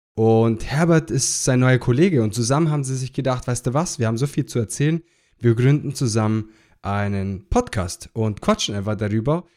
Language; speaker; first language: German; native; German